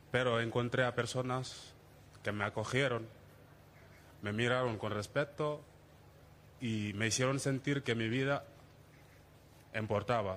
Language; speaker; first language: Spanish; non-native, fluent; Wolof